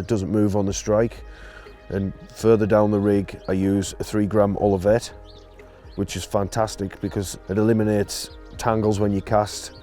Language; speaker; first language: English; native; English